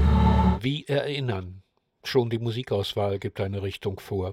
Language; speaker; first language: German; native; German